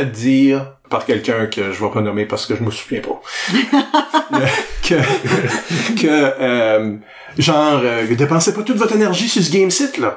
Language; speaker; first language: French; native; French